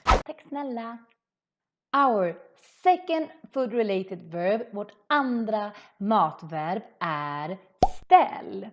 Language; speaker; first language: Swedish; native; Swedish